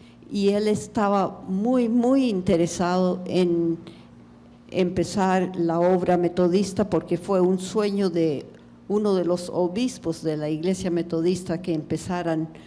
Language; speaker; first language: Spanish; early bilingual, heritage; English